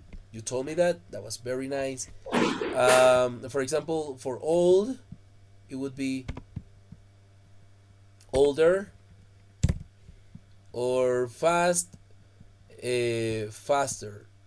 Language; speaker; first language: English; non-native, fluent; Spanish